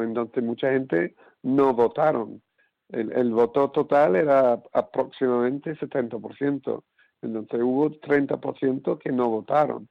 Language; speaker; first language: Spanish; non-native, fluent; English